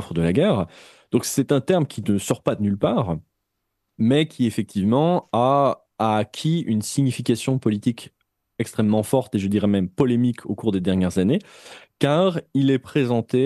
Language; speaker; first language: French; native; French